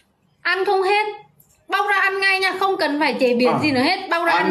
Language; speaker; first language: Vietnamese; native; Vietnamese